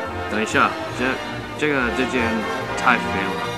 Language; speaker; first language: Chinese; non-native, learner; English